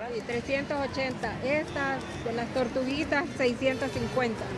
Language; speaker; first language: Spanish; native; Spanish